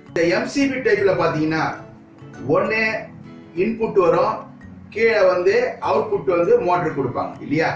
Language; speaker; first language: Tamil; native; Tamil